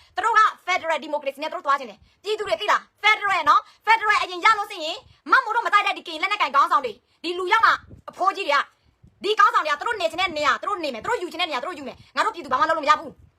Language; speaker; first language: Burmese; non-native, local second language; S'gaw Karen